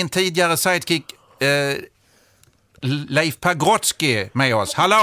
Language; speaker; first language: Swedish; native; Swedish